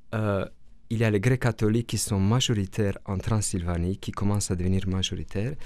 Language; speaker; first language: French; non-native, fluent; Romanian